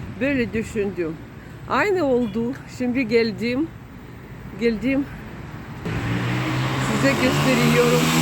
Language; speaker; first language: Turkish; non-native, learner; Russian